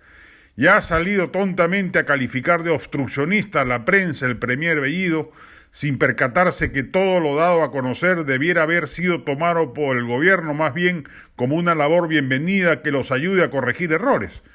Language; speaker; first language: Spanish; native; Spanish